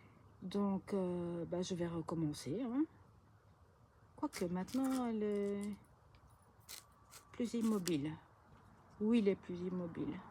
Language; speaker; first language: French; native; French